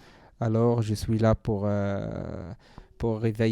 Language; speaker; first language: French; non-native, learner; Central Atlas Tamazight